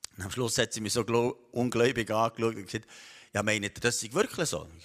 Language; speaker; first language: German; native; German